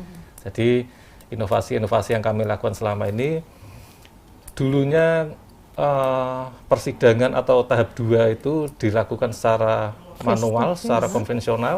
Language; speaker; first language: Indonesian; native; Indonesian